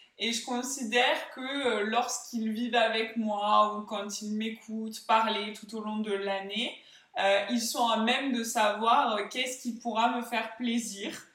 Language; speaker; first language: French; native; French